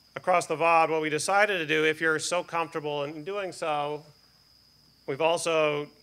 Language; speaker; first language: English; native; English